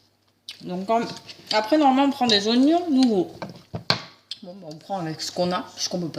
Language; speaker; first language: French; native; French